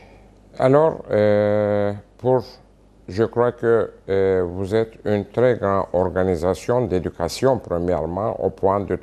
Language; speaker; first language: French; non-native, fluent; Turkish